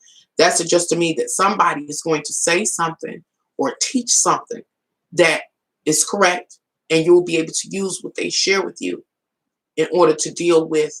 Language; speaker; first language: English; native; English